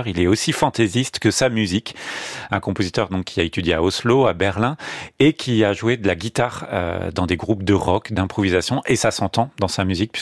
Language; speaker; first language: French; native; French